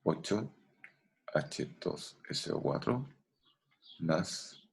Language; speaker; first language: Spanish; native; Spanish